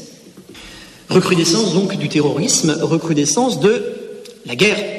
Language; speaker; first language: French; native; French